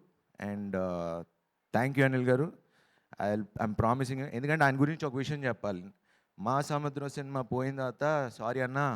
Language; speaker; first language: Telugu; native; Telugu